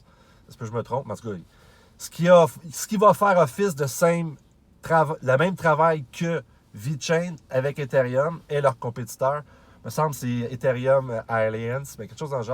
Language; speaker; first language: French; native; French